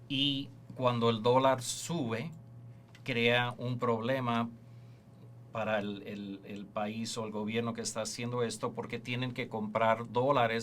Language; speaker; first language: Spanish; early bilingual, heritage; Spanish